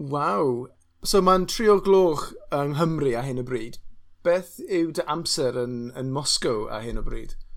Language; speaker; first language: Welsh; non-native, local second language; English